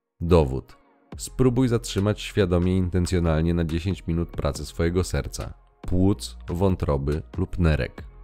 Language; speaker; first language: Polish; native; Polish